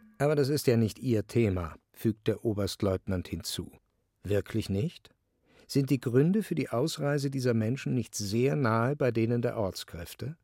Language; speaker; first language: German; native; German